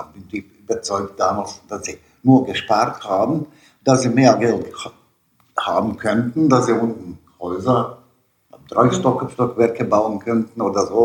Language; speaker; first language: German; non-native, learner; Bosnian